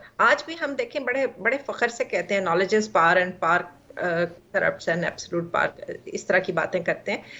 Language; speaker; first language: Urdu; native; Urdu